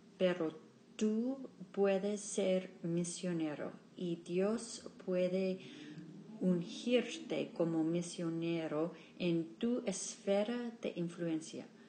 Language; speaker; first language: Spanish; non-native, learner; English